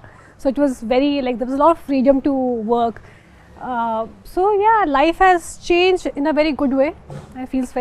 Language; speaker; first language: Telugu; non-native, learner; Hindi